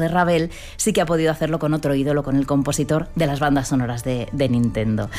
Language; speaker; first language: Spanish; native; Spanish